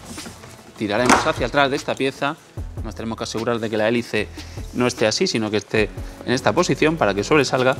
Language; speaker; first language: Spanish; native; Spanish